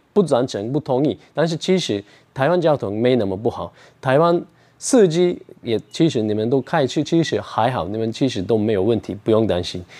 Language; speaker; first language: Chinese; non-native, fluent; Turkish